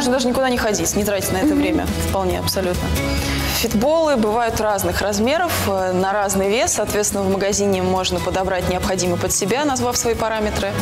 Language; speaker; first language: Russian; native; Russian